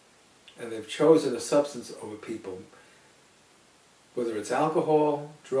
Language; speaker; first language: English; native; English